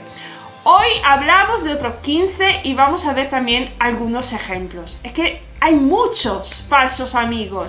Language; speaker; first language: Spanish; non-native, fluent; Italian